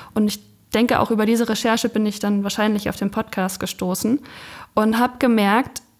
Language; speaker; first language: German; native; German